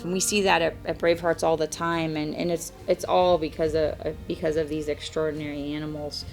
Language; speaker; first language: English; native; English